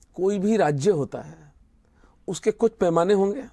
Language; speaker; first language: Hindi; native; Hindi